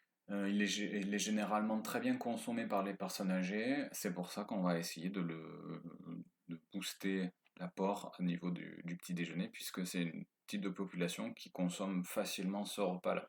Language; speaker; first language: French; native; French